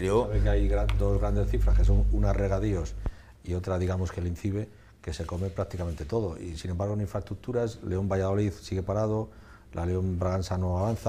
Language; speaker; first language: Spanish; native; Spanish